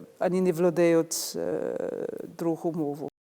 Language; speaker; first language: Ukrainian; non-native, fluent; English